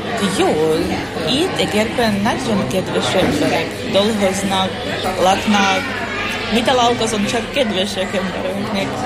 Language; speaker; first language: Hungarian; non-native, learner; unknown